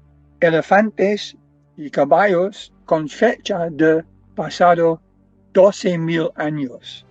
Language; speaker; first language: Spanish; non-native, fluent; English